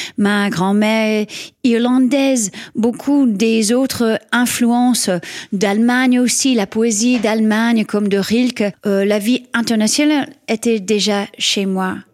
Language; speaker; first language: French; non-native, fluent; English